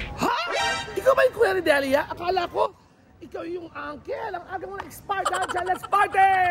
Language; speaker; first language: Filipino; native; Filipino